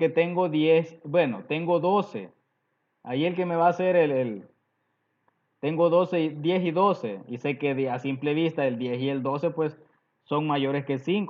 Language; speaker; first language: Spanish; native; Spanish